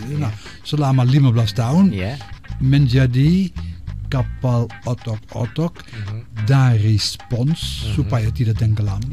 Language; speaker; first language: Indonesian; non-native, fluent; Dutch